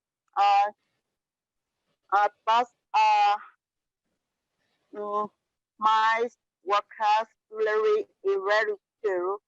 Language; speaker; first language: English; non-native, learner; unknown